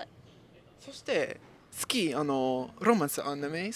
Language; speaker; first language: Japanese; non-native, learner; English